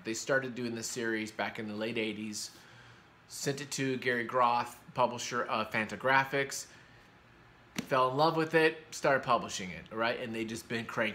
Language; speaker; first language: English; early bilingual, other home language; Spanish